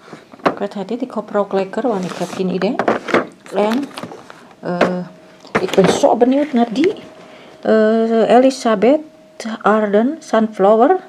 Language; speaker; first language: Dutch; non-native, learner; Indonesian